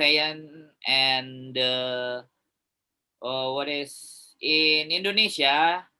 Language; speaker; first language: English; non-native, learner; Indonesian